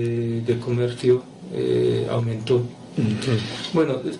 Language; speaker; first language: Spanish; non-native, fluent; Japanese